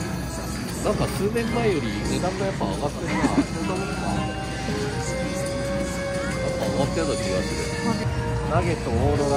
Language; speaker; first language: Japanese; native; Japanese